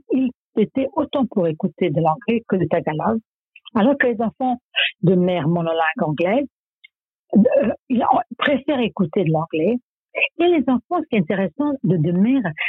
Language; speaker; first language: French; non-native, fluent; Serbian